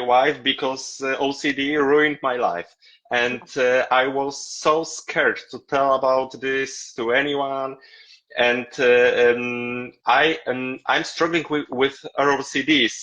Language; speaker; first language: English; non-native, learner; Polish